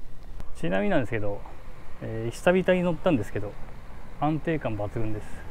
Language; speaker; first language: Japanese; native; Japanese